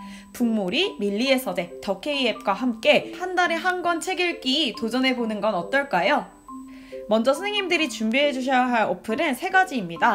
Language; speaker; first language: Korean; native; Korean